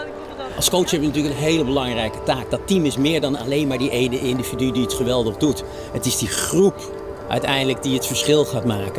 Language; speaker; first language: Dutch; native; Dutch